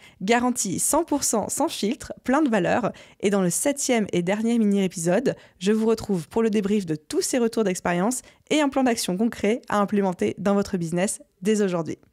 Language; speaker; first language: French; native; French